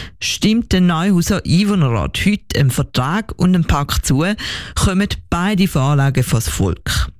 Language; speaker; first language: German; native; German